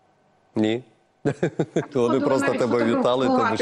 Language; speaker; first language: Ukrainian; native; Ukrainian